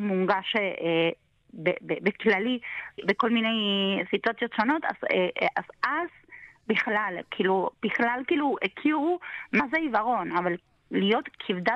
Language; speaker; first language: Hebrew; non-native, fluent; Spanish